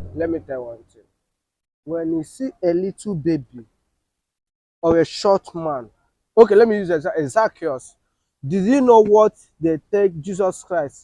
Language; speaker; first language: Nigerian Pidgin; non-native, local second language; Igbo